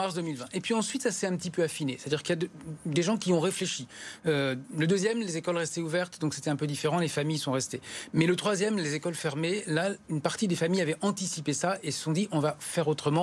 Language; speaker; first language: French; native; French